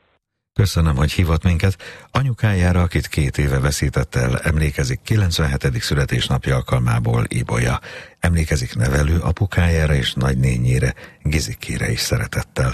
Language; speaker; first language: Hungarian; native; Hungarian